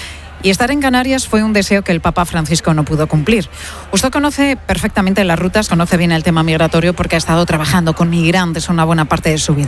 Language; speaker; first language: Spanish; native; Spanish